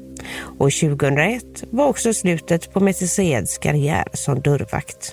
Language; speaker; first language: Swedish; native; Swedish